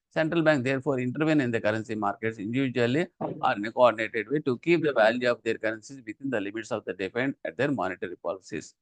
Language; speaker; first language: English; non-native, local second language; Telugu